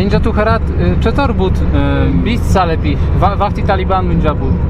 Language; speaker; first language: Persian; non-native, learner; Polish